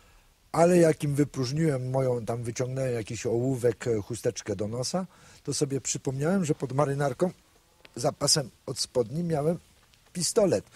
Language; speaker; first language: Polish; native; Polish